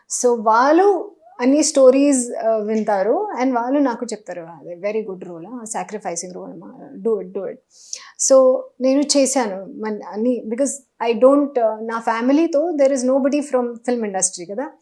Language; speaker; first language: Telugu; non-native, learner; Hindi